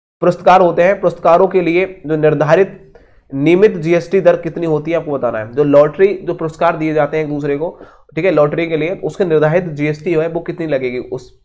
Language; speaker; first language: Hindi; native; Hindi